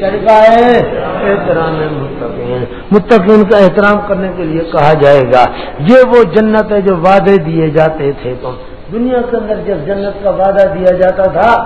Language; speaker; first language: Urdu; non-native, local second language; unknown